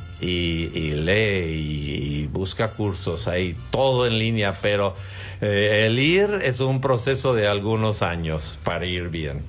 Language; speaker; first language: Spanish; non-native, fluent; English